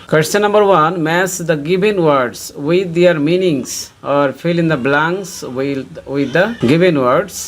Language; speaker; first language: English; non-native, local second language; Bangla